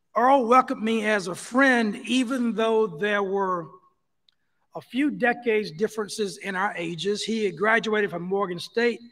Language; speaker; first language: English; native; English